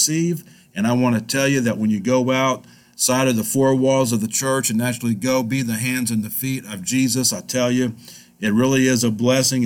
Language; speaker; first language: English; native; English